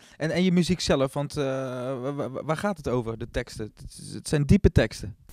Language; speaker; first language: Dutch; native; Dutch